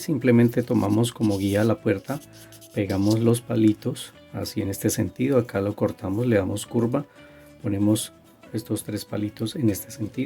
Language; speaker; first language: Spanish; native; Spanish